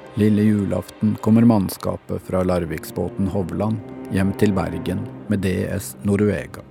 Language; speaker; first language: Norwegian; native; Norwegian